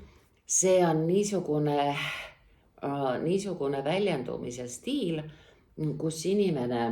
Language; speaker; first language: Estonian; native; Estonian